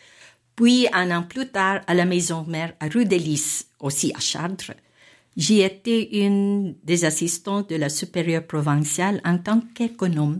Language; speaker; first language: French; non-native, fluent; Filipino